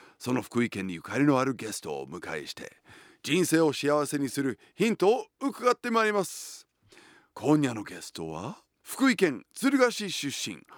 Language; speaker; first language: Japanese; non-native, fluent; English